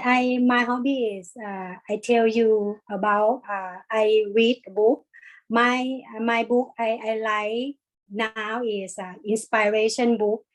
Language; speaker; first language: English; non-native, learner; Thai